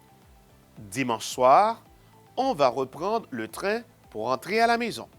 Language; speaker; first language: French; non-native, fluent; Spanish